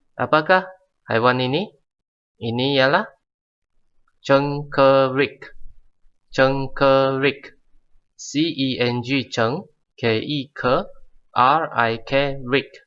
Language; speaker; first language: Malay; non-native, local second language; Chinese